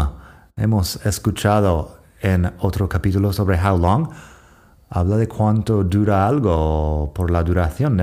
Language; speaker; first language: Spanish; non-native, fluent; English